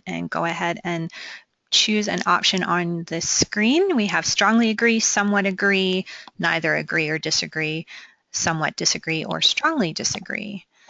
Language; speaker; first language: English; native; English